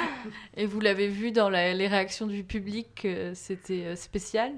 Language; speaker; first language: French; native; French